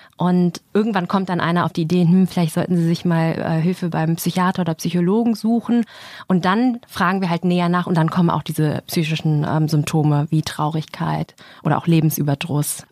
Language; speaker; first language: German; native; German